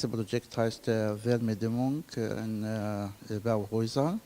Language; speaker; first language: German; non-native, fluent; Arabic